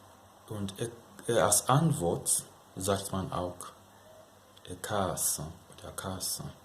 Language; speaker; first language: German; non-native, fluent; Yoruba